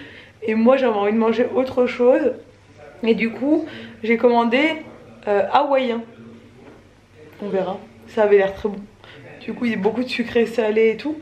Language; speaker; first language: French; native; French